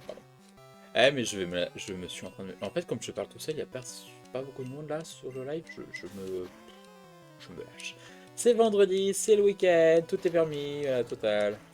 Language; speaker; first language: French; native; French